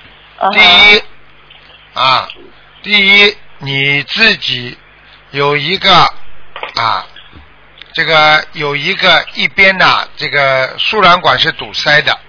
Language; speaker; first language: Chinese; native; Chinese